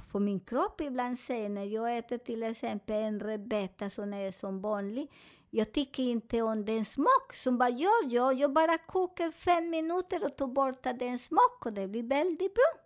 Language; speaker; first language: Swedish; non-native, learner; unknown